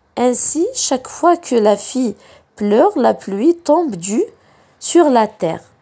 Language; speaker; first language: French; non-native, local second language; Arabic